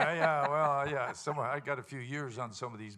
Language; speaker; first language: English; native; English